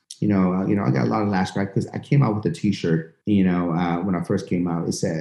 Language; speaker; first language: English; early bilingual, other home language; Persian